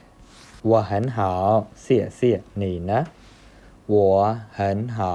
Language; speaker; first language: Chinese; non-native, fluent; Khmer